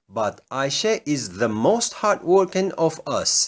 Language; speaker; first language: English; non-native, fluent; Turkish